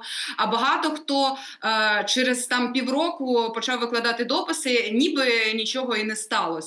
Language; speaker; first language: Ukrainian; native; Ukrainian